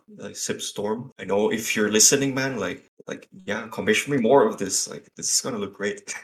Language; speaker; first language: English; non-native, fluent; Spanish